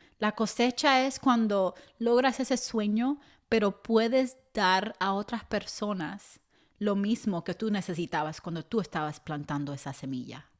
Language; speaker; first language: Spanish; early bilingual, heritage; Spanish